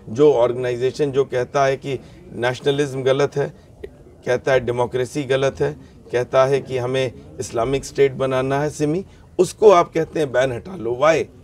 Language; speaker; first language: Hindi; native; Hindi